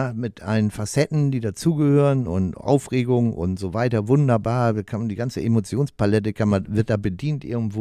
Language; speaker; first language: German; native; German